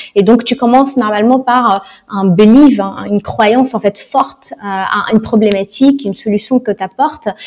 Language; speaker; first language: French; non-native, local second language; Arabic